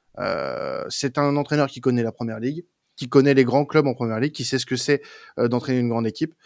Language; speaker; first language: French; native; French